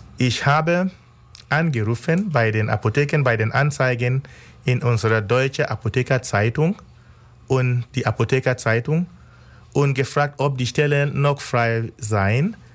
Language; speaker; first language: German; non-native, fluent; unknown